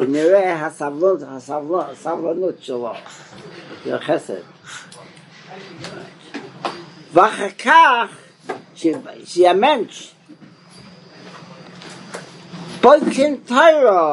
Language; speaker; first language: Hebrew; non-native, fluent; English